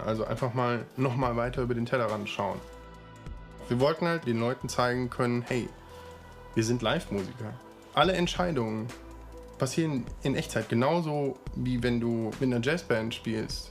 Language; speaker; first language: German; native; German